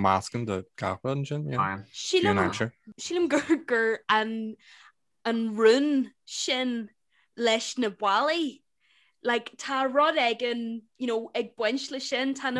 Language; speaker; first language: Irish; non-native, local second language; English